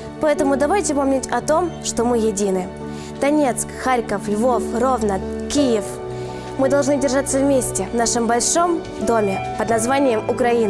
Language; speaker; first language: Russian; non-native, local second language; Ukrainian